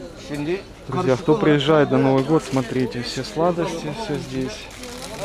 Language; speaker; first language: Russian; native; Russian